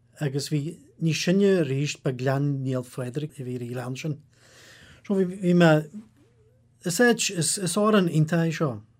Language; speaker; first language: Irish; native; Irish